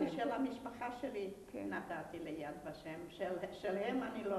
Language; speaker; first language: Hebrew; non-native, fluent; Yiddish